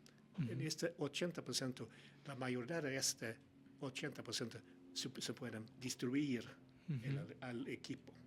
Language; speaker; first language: Spanish; non-native, learner; Swedish